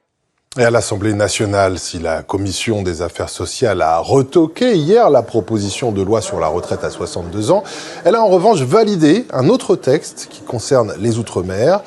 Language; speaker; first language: French; native; French